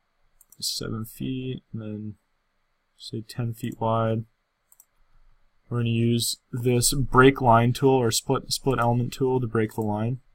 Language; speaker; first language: English; native; English